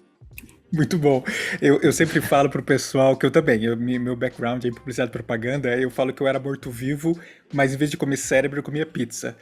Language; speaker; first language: Portuguese; native; Portuguese